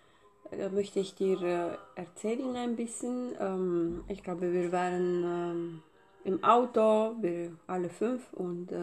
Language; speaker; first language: German; non-native, fluent; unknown